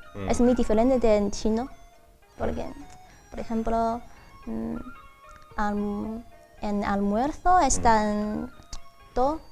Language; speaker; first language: Spanish; non-native, learner; Chinese